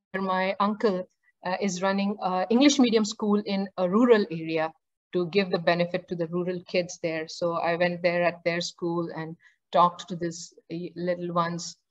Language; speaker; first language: English; non-native, local second language; Marathi